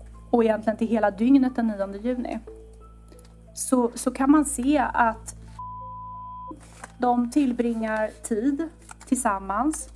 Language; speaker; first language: Swedish; native; Swedish